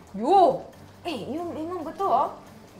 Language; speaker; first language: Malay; non-native, local second language; Cantonese